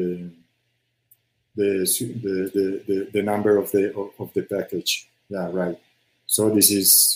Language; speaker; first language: English; non-native, fluent; Spanish